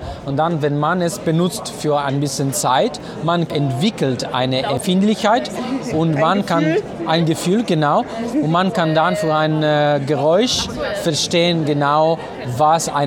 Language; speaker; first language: German; non-native, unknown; Italian